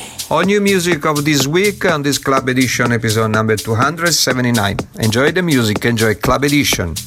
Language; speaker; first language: English; non-native, fluent; Italian